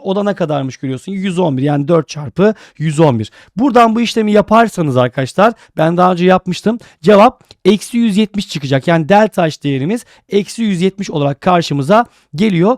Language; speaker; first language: Turkish; native; Turkish